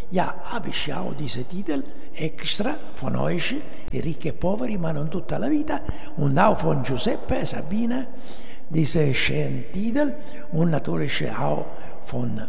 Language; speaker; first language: German; non-native, fluent; Italian